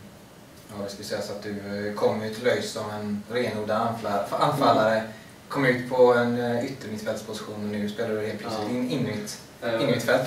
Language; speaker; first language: Swedish; native; Swedish